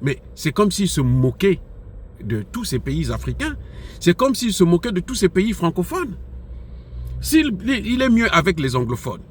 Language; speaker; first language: French; non-native, local second language; Lingala